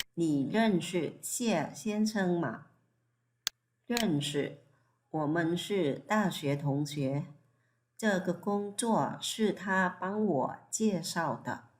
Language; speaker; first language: Chinese; non-native, fluent; Thai